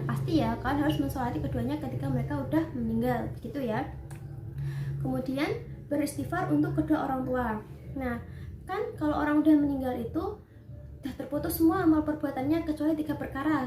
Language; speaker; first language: Indonesian; native; Indonesian